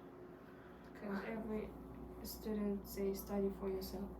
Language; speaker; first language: English; non-native, learner; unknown